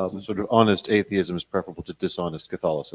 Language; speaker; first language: English; native; English